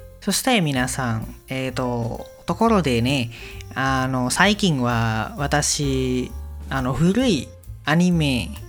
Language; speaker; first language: Japanese; non-native, learner; Indonesian